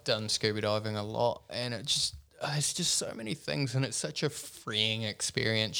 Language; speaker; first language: English; native; English